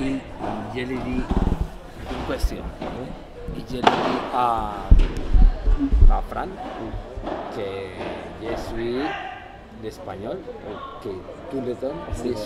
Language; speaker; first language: French; non-native, learner; Spanish